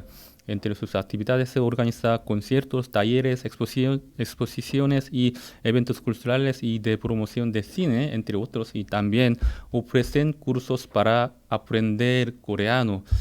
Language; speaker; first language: Spanish; non-native, fluent; Korean